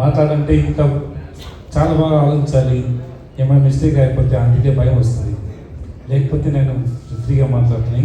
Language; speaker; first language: Telugu; non-native, learner; Tamil